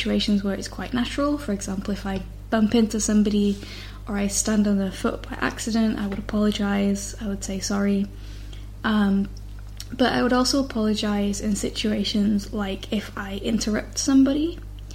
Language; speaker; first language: English; native; English